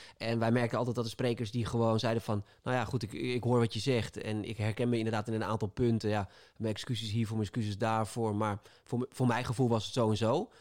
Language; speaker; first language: Dutch; native; Dutch